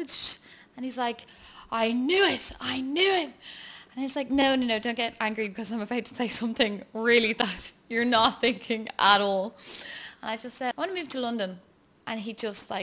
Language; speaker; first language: English; native; English